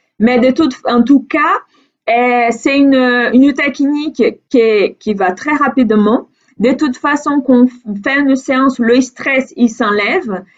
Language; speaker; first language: French; non-native, fluent; Portuguese